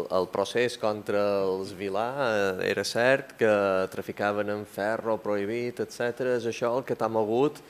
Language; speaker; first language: Catalan; native; Catalan